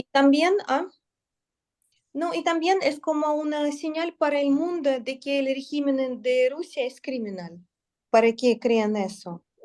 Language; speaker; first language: Spanish; non-native, learner; Russian